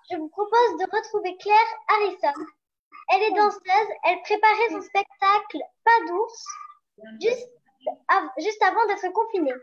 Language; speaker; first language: French; native; French